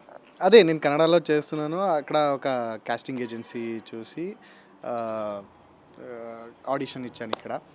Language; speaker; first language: Telugu; non-native, learner; Kannada